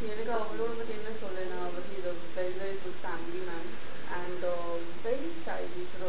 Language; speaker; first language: Tamil; non-native, learner; Gujarati